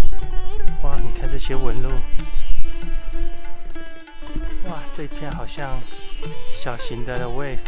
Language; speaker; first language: Chinese; native; Chinese